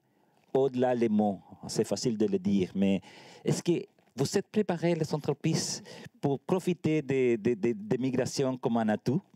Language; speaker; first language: French; non-native, learner; Spanish